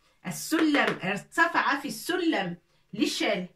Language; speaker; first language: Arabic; non-native, fluent; French